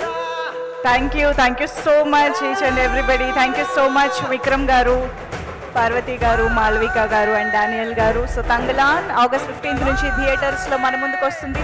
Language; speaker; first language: Telugu; native; Telugu